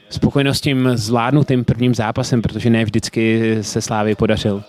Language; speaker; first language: Czech; native; Czech